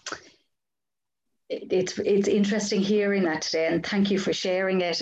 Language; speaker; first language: English; native; English